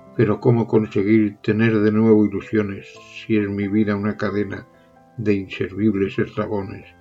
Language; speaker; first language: Spanish; non-native, local second language; Catalan